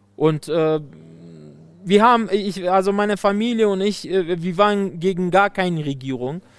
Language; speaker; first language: German; non-native, fluent; Persian